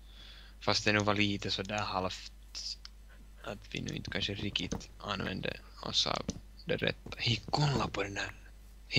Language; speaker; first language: Swedish; non-native, local second language; Finnish